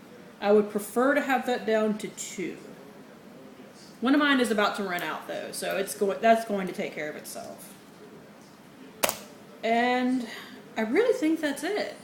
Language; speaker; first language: English; native; English